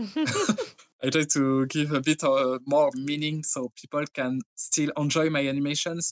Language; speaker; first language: English; non-native, fluent; French